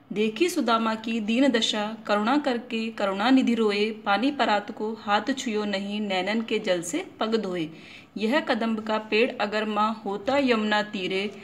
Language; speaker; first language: Hindi; native; Hindi